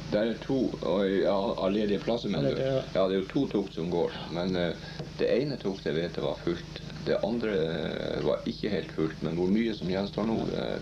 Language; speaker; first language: Norwegian; native; Norwegian